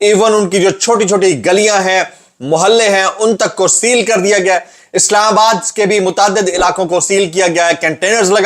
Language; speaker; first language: Urdu; native; Urdu